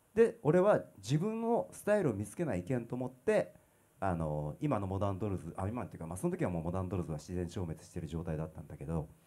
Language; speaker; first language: Japanese; native; Japanese